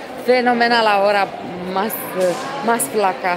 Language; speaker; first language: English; non-native, learner; Romanian